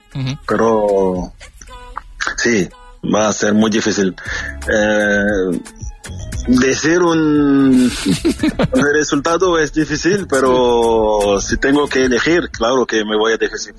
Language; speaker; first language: Spanish; non-native, fluent; French